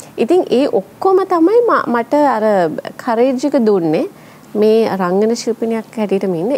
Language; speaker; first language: Sinhala; non-native, local second language; English